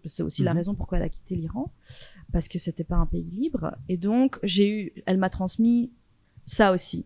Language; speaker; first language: French; early bilingual, other home language; Persian